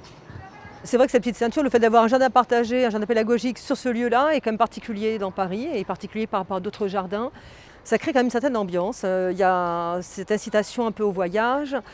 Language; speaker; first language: French; native; French